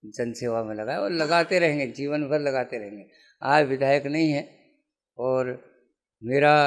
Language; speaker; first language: Hindi; native; Hindi